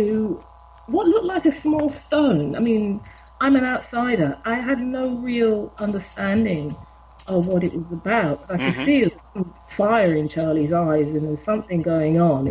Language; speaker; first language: English; native; English